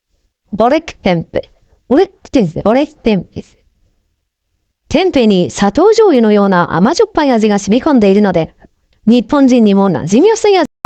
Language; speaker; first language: Japanese; native; Japanese